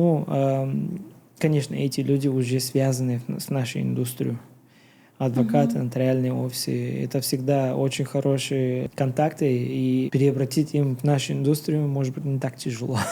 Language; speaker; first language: Russian; non-native, learner; Bulgarian